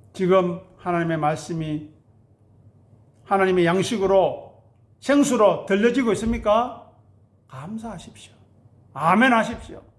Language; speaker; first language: Korean; native; Korean